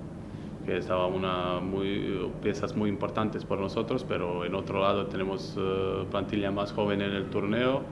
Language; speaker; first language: Spanish; non-native, fluent; Slovenian